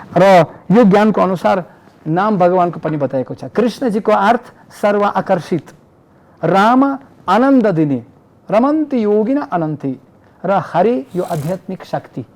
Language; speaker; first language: Nepali; non-native, fluent; Russian